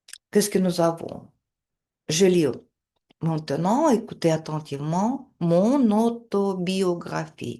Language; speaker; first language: French; non-native, fluent; Russian